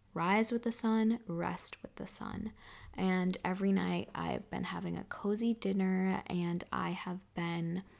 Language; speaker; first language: English; native; English